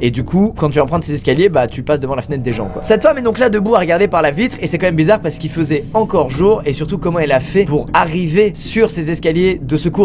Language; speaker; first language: French; native; French